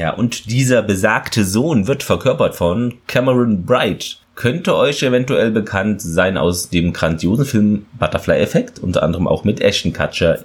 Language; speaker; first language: German; native; German